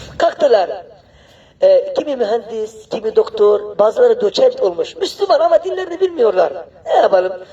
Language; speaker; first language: Turkish; non-native, fluent; Arabic